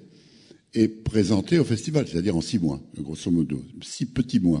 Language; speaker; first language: French; native; French